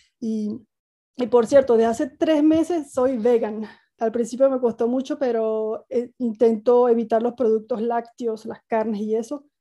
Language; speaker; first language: Spanish; native; Spanish